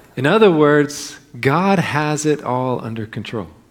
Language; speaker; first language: English; native; English